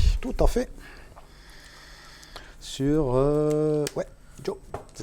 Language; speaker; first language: French; native; French